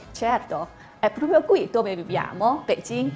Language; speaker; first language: Italian; non-native, fluent; Chinese